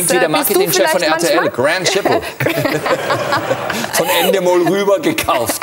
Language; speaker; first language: German; native; German